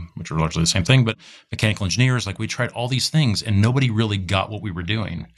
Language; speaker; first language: English; native; English